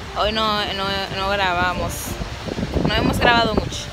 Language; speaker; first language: Spanish; native; Spanish